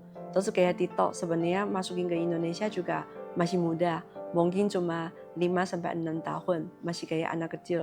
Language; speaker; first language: Indonesian; non-native, learner; Chinese